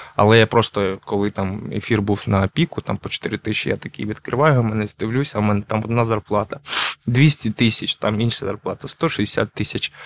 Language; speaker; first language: Ukrainian; non-native, local second language; Russian